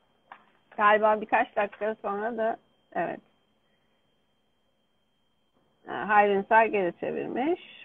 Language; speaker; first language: Turkish; native; Turkish